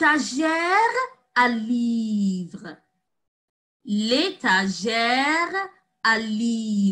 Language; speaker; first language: French; non-native, fluent; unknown